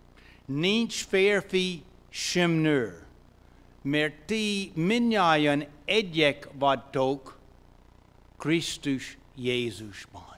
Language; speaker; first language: Hungarian; non-native, fluent; English